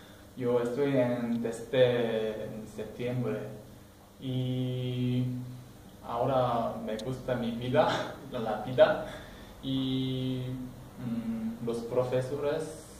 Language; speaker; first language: Spanish; non-native, learner; Korean